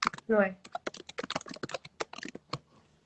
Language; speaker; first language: French; non-native, fluent; Spanish